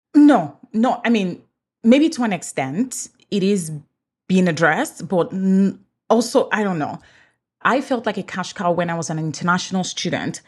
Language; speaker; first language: English; native; English